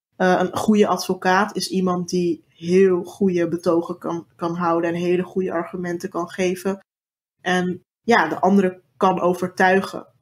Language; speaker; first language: Dutch; early bilingual, other home language; Turkish